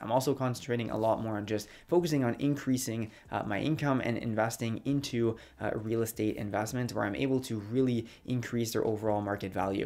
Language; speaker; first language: English; native; English